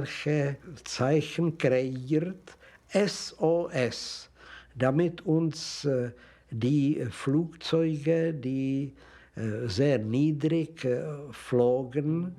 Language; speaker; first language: German; non-native, fluent; Czech